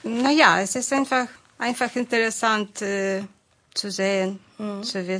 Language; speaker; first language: German; non-native, fluent; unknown